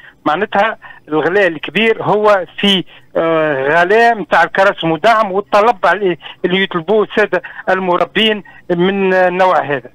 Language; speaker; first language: Arabic; native; Arabic